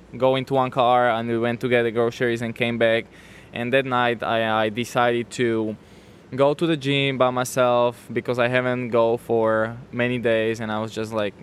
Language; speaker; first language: English; non-native, fluent; Slovak